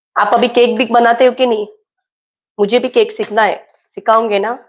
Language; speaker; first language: Hindi; non-native, local second language; Marathi